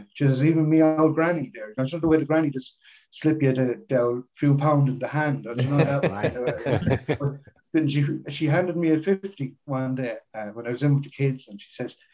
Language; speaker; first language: English; native; English